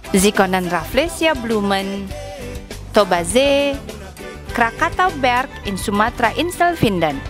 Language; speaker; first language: German; non-native, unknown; Indonesian